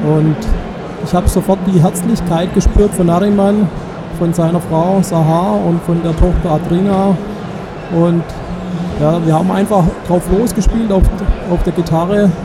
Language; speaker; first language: German; native; German